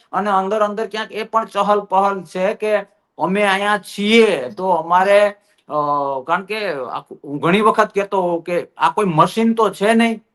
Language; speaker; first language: Gujarati; native; Gujarati